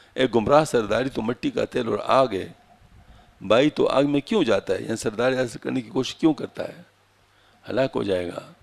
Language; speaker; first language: Urdu; non-native, local second language; Pashto